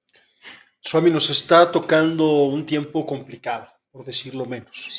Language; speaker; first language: Spanish; native; Spanish